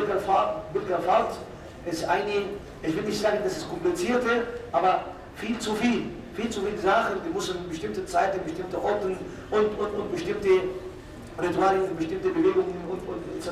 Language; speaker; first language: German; non-native, fluent; Arabic